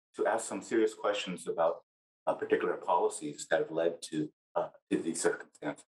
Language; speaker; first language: English; native; English